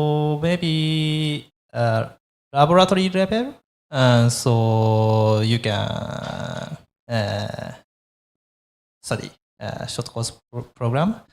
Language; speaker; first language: English; non-native, learner; Japanese